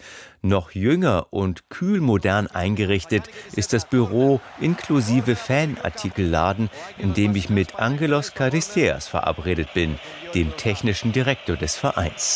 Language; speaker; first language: German; native; German